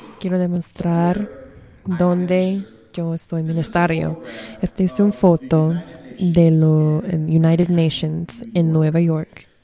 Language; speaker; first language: Spanish; non-native, learner; English